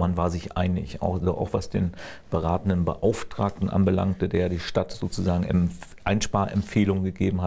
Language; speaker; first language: German; native; German